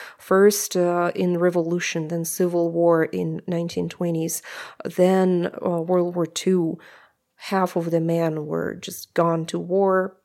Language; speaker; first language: English; non-native, fluent; Russian